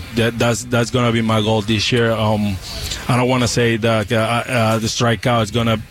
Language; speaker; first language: English; non-native, learner; Spanish